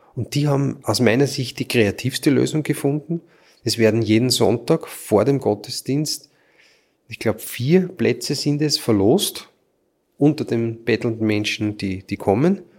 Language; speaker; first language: German; native; German